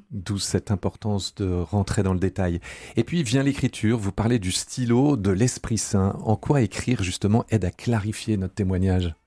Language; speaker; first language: French; native; French